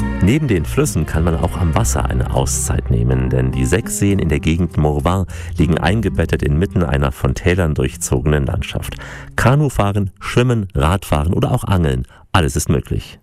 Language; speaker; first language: German; native; German